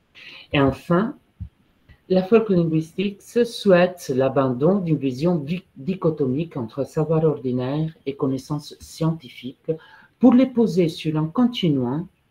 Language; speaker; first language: French; non-native, fluent; Italian